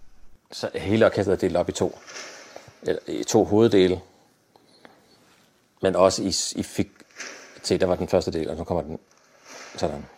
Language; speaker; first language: Danish; native; Danish